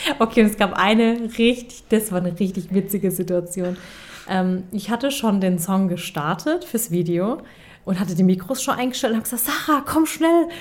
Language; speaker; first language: German; early bilingual, other home language; Turkish